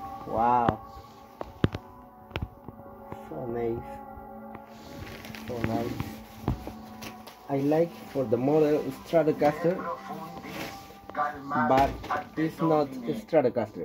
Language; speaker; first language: English; non-native, learner; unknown